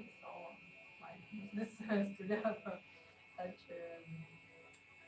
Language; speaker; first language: English; non-native, learner; Ukrainian